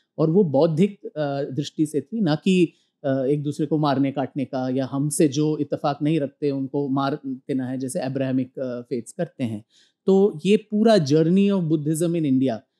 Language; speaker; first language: Hindi; non-native, local second language; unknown